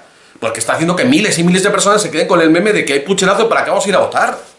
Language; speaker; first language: Spanish; native; Spanish